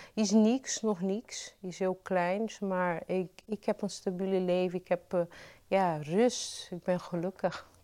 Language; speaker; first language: Dutch; non-native, fluent; Portuguese